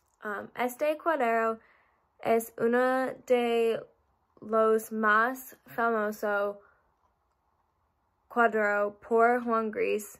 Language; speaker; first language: Spanish; non-native, learner; English